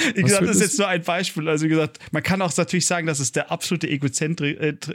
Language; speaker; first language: German; native; German